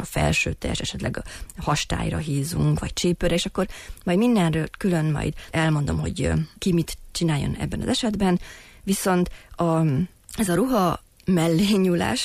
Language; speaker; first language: Hungarian; native; Hungarian